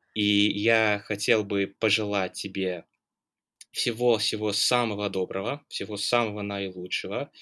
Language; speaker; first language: Russian; non-native, fluent; English